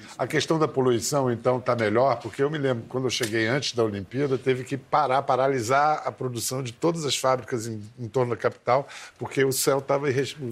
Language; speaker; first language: Portuguese; native; Portuguese